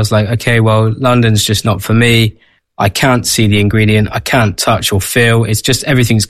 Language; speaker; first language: English; native; English